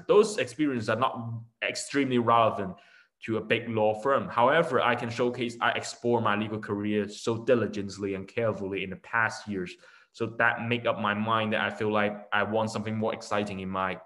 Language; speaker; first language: English; non-native, local second language; Cantonese